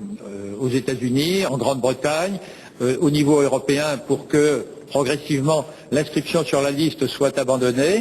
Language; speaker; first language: French; native; French